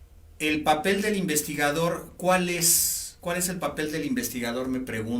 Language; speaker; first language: Spanish; native; Spanish